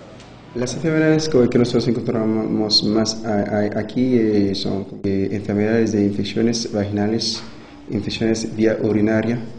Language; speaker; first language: Spanish; non-native, fluent; Haitian Creole